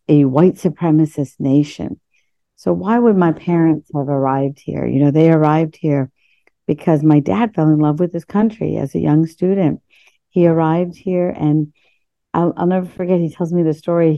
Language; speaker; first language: English; early bilingual, other home language; Urdu